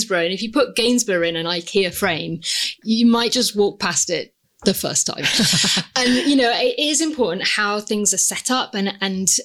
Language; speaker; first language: English; native; English